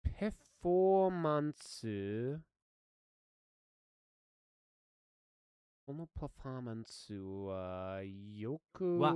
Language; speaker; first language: Japanese; non-native, learner; English